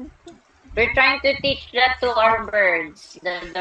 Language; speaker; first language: English; non-native, local second language; Filipino